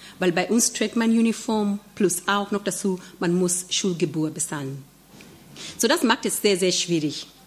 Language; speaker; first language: German; non-native, fluent; Swahili